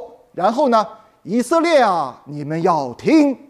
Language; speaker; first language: Chinese; native; Chinese